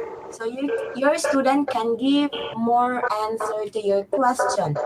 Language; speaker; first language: English; non-native, fluent; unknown